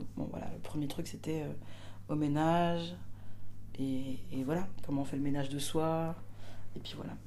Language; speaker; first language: French; native; French